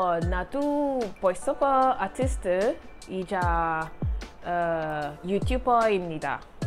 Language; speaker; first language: Korean; non-native, learner; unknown